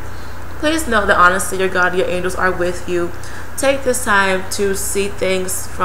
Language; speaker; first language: English; native; English